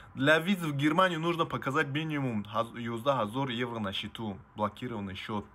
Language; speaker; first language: Russian; non-native, local second language; Tajik